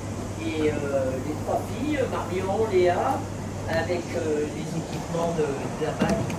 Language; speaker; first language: French; native; French